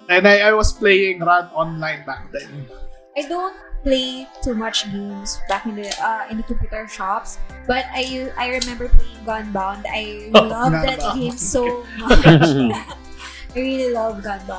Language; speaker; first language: English; non-native, local second language; Filipino